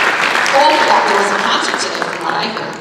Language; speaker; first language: English; native; English